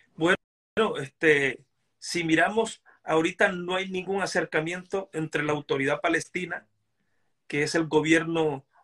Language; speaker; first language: Spanish; native; Spanish